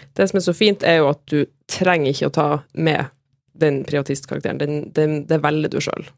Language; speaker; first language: Norwegian; native; Norwegian